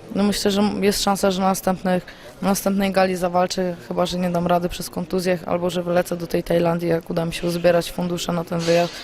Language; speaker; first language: Polish; native; Polish